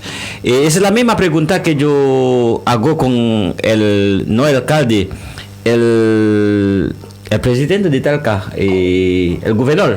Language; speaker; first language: Spanish; non-native, learner; Haitian Creole